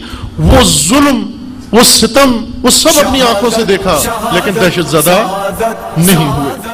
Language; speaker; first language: Urdu; native; Urdu